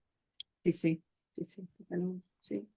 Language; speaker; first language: Spanish; non-native, fluent; English